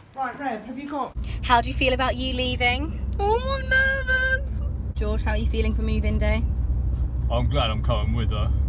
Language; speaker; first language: English; native; English